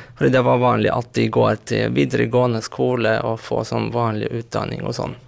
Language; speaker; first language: Norwegian; non-native, fluent; Arabic